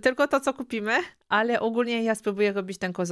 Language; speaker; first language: Polish; non-native, fluent; Romanian